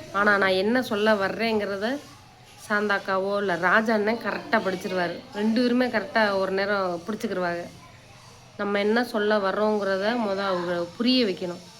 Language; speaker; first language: Tamil; native; Tamil